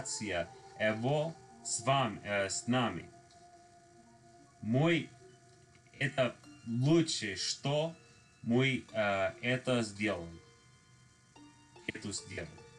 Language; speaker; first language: Russian; non-native, learner; English